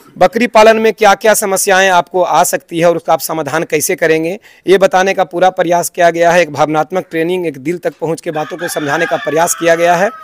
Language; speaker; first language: Hindi; native; Hindi